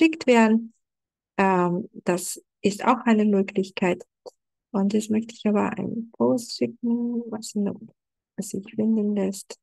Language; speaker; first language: German; non-native, fluent; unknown